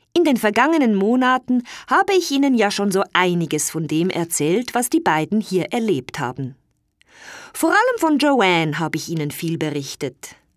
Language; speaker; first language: German; native; German